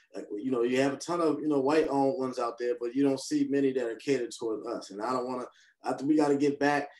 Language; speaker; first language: English; native; English